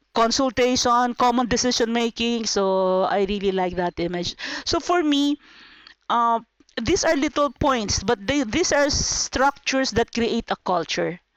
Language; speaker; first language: English; non-native, local second language; Filipino